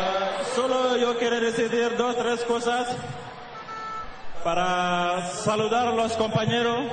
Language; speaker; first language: Spanish; non-native, fluent; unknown